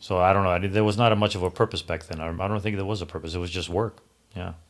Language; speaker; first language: English; early bilingual, other home language; Greek